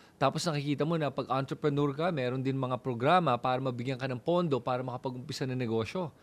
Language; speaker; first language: Filipino; native; Filipino